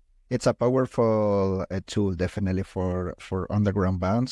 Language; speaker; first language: English; non-native, fluent; Spanish